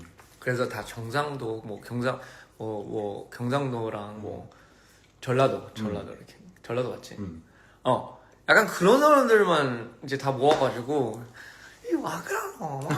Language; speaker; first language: Korean; early bilingual, heritage; English